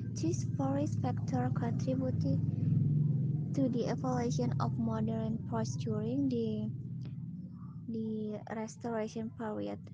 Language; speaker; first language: English; non-native, learner; Indonesian